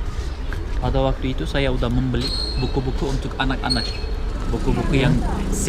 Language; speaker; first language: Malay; non-native, fluent; Turkish